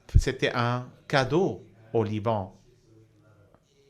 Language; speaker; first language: French; non-native, fluent; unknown